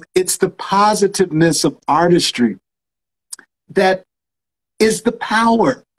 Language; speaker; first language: English; native; English